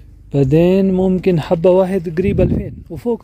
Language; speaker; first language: Arabic; non-native, learner; Urdu